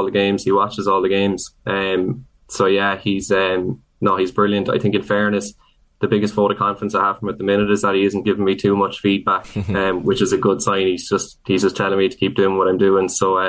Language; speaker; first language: English; native; English